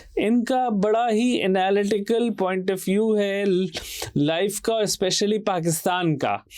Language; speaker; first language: Urdu; native; Urdu